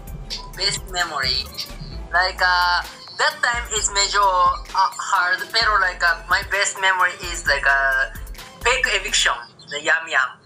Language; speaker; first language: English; non-native, learner; Japanese